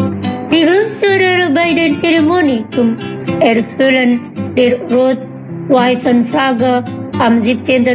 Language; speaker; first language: German; non-native, fluent; Indonesian